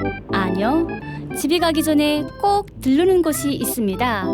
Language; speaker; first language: Korean; native; Korean